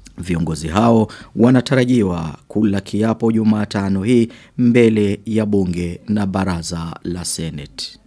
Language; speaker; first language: Swahili; non-native, local second language; Rundi